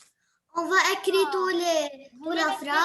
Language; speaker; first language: French; non-native, learner; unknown